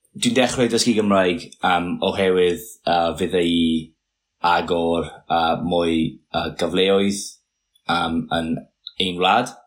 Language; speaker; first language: Welsh; non-native, local second language; English